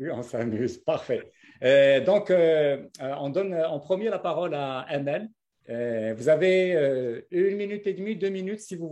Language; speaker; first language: French; non-native, local second language; Arabic